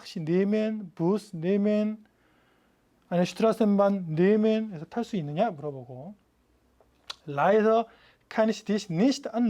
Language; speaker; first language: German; non-native, fluent; Korean